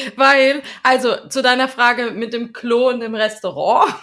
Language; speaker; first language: German; native; German